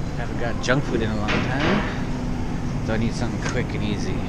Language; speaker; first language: English; native; English